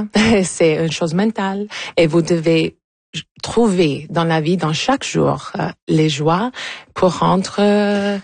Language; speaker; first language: French; non-native, local second language; English